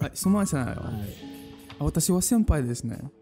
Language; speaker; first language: Japanese; non-native, learner; Arabic